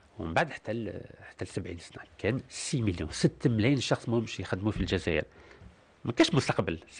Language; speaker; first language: Arabic; early bilingual, heritage; Arabic